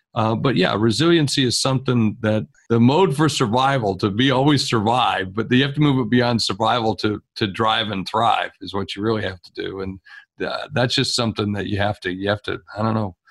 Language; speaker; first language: English; native; English